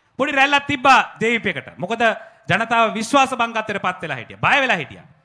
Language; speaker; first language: Sinhala; native; Sinhala